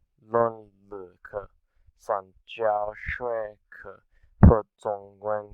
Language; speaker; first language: Chinese; non-native, learner; English